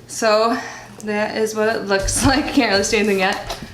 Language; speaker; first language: English; native; English